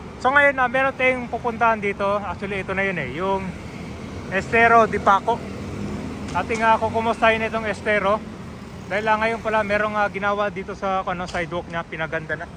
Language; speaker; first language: Filipino; native; Filipino